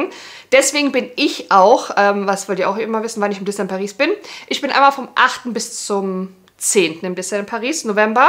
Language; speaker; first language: German; native; German